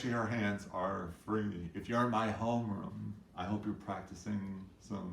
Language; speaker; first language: English; native; English